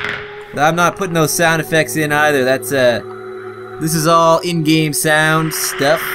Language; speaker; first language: English; native; English